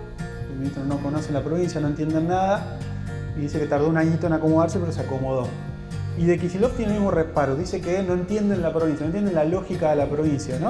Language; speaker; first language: Spanish; native; Spanish